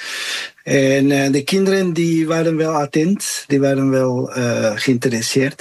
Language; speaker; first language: Dutch; non-native, fluent; Spanish